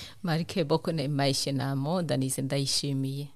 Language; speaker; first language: Dutch; non-native, fluent; Rundi